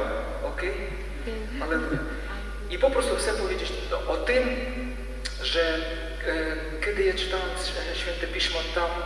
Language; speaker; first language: Polish; non-native, learner; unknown